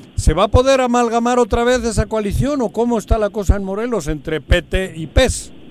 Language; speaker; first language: Spanish; native; Spanish